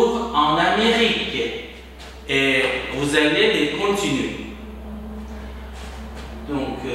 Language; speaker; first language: French; non-native, fluent; Uzbek